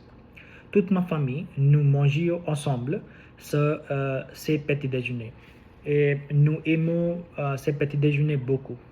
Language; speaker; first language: French; non-native, learner; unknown